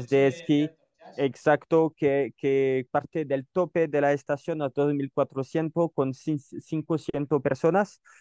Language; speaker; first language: Spanish; non-native, learner; French